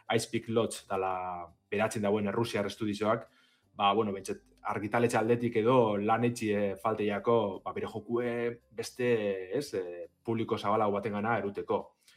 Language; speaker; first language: Basque; native; Basque